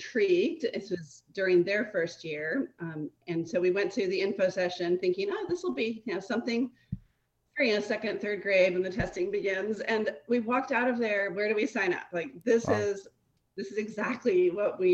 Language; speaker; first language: English; native; English